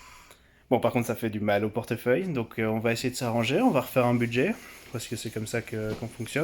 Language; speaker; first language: French; native; French